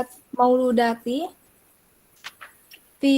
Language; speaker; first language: Arabic; non-native, learner; Indonesian